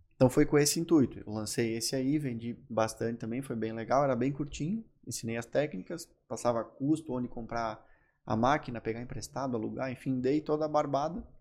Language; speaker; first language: Portuguese; native; Portuguese